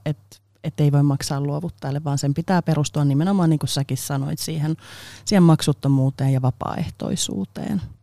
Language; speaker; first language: Finnish; non-native, local second language; Swedish